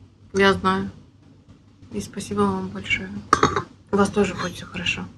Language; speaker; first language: Russian; native; Russian